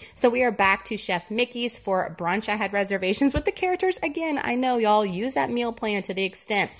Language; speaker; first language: English; native; English